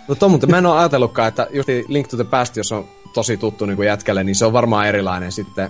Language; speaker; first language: Finnish; native; Finnish